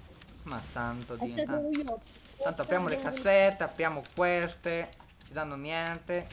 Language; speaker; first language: Italian; native; Italian